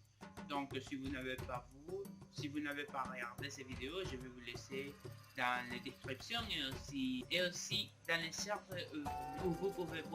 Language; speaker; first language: French; non-native, learner; Spanish